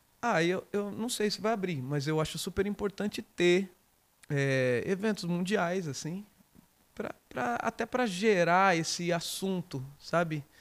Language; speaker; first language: Portuguese; native; Portuguese